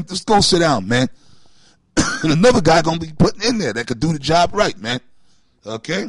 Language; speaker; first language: English; native; English